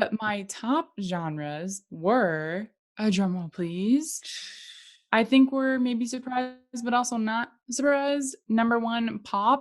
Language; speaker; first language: English; native; English